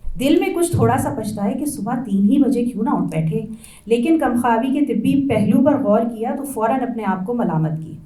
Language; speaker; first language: Urdu; native; Urdu